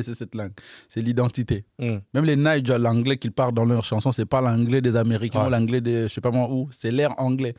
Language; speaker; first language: French; non-native, local second language; Lingala